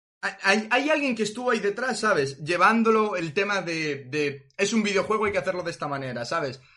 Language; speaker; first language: Spanish; native; Spanish